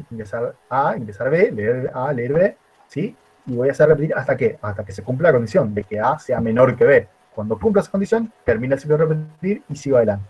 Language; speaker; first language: Spanish; native; Spanish